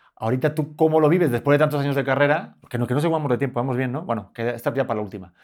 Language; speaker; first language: Spanish; native; Spanish